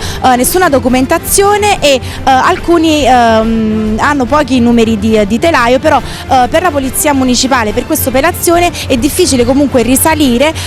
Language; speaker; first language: Italian; native; Italian